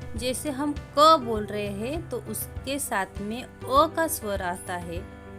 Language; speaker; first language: Hindi; non-native, local second language; Marathi